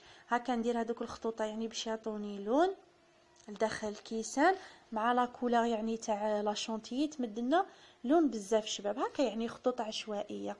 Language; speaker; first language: Arabic; native; Arabic